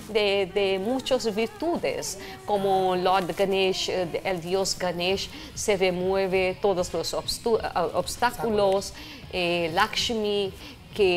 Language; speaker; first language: Spanish; non-native, fluent; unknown